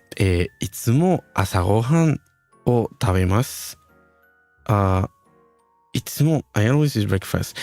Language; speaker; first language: Japanese; non-native, learner; Spanish